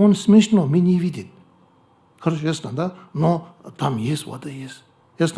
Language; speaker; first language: Russian; non-native, learner; Tibetan